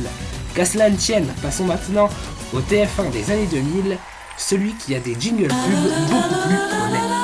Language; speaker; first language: French; native; French